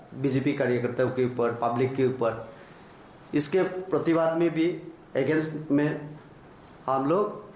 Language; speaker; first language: Hindi; non-native, local second language; Bangla